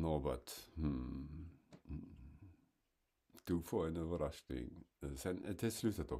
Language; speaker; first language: Swedish; non-native, fluent; German